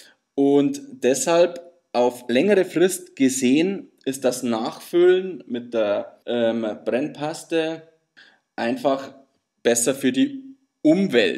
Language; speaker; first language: German; native; German